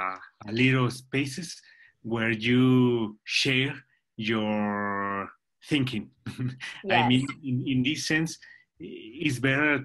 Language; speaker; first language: English; non-native, learner; Spanish